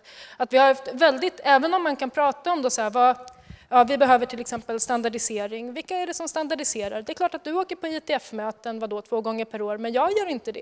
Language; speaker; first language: Swedish; native; Swedish